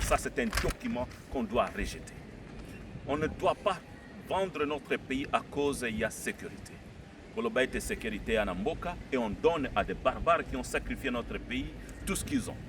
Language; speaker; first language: French; non-native, local second language; Lingala